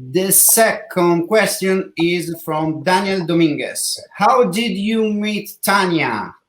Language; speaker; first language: English; non-native, learner; Italian